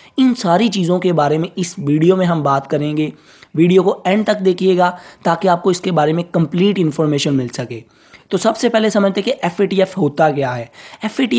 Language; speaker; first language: Urdu; native; Urdu